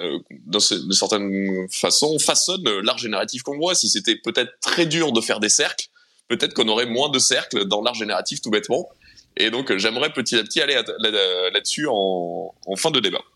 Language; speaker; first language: French; native; French